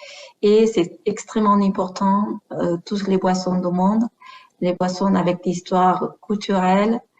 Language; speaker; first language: French; non-native, fluent; Spanish